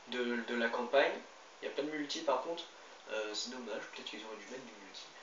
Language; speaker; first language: French; native; French